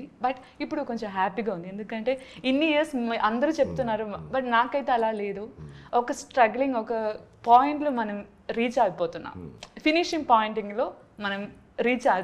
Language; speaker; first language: Telugu; non-native, learner; Malayalam